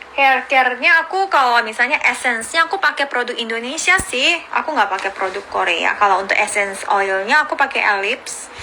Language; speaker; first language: Indonesian; early bilingual, other home language; Korean